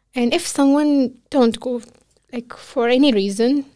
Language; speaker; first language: English; non-native, fluent; Pashto